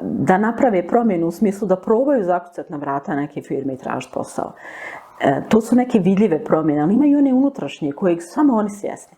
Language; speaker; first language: Bosnian; native; Bosnian